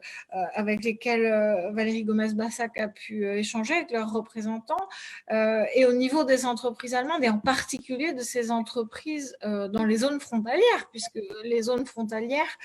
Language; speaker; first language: French; native; French